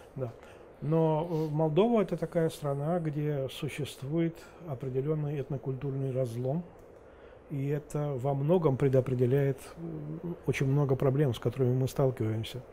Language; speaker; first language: Russian; non-native, local second language; Romanian